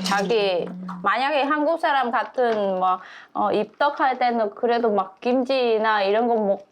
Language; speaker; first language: Korean; non-native, fluent; Vietnamese